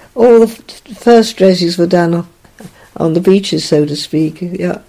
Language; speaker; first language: English; native; English